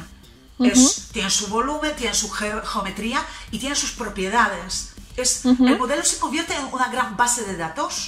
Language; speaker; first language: Spanish; non-native, fluent; Polish